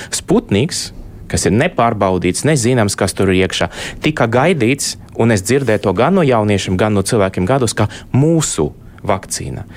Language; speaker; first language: Latvian; non-native, local second language; Russian